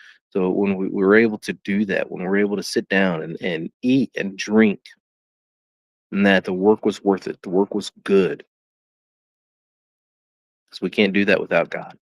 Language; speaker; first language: English; native; English